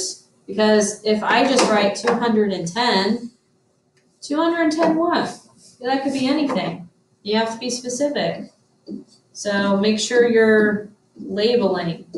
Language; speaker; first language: English; native; English